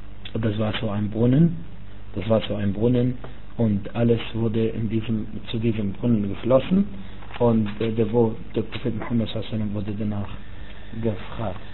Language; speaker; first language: German; non-native, fluent; Arabic